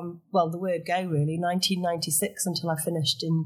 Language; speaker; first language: English; native; English